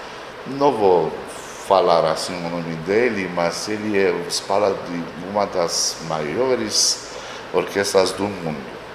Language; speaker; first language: Portuguese; non-native, fluent; Romanian